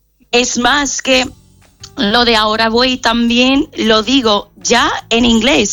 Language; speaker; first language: Spanish; non-native, fluent; English